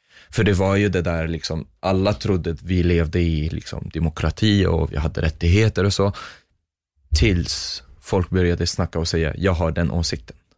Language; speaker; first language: Swedish; non-native, fluent; Arabic